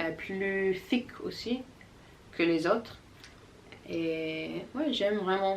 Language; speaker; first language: French; non-native, learner; English